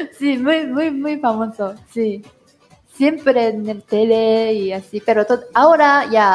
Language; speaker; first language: Spanish; non-native, learner; Japanese